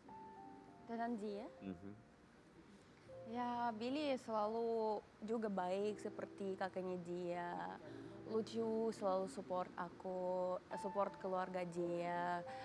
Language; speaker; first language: Indonesian; non-native, learner; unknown